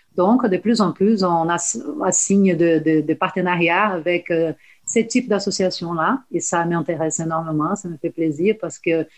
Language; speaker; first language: French; non-native, fluent; Portuguese